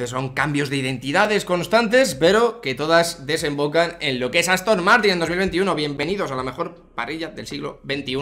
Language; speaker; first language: Spanish; native; Spanish